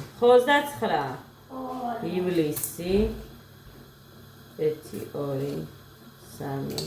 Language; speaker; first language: Georgian; native; Georgian